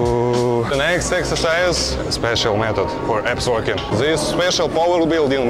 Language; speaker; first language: English; non-native, learner; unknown